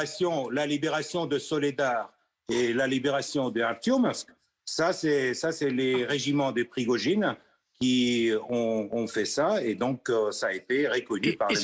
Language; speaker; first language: French; non-native, fluent; Russian